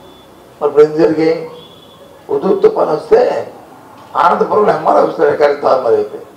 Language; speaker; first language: Telugu; native; Telugu